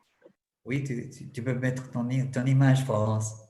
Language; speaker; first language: French; non-native, fluent; Portuguese